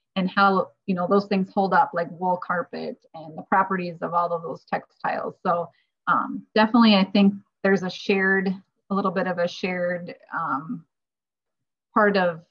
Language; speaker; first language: English; native; English